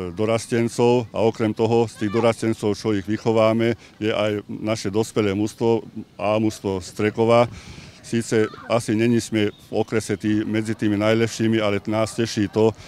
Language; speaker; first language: Slovak; non-native, local second language; Hungarian